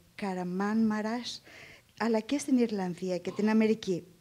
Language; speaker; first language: Greek; native; Greek